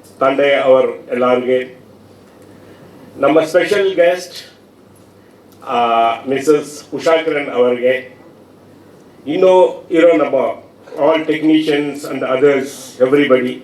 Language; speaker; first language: Kannada; non-native, learner; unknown